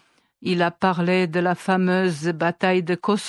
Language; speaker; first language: French; non-native, fluent; Serbian